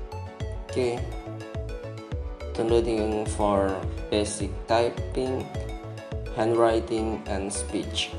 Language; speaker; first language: English; non-native, learner; Indonesian